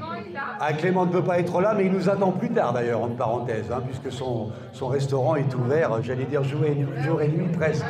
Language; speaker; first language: French; native; French